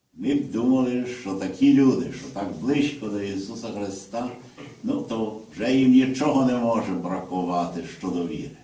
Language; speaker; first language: Ukrainian; early bilingual, heritage; Ukrainian